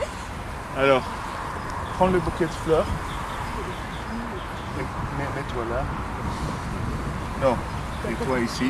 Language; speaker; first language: French; native; French